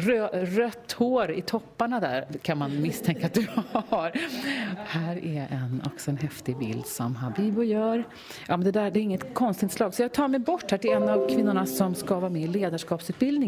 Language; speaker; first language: Swedish; native; Swedish